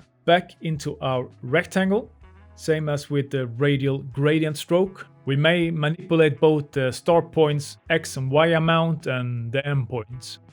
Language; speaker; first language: English; non-native, fluent; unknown